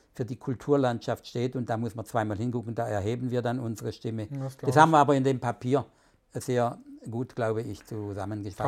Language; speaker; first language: German; native; German